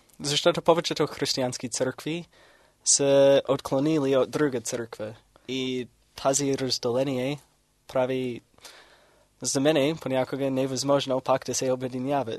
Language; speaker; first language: Bulgarian; non-native, fluent; English